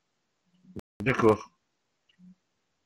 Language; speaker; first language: French; native; French